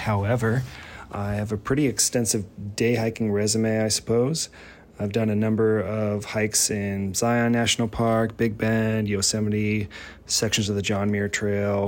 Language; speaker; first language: English; native; English